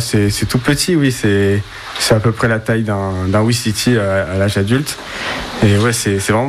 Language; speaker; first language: French; native; French